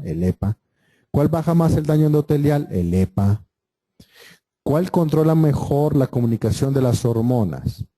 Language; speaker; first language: Spanish; native; Spanish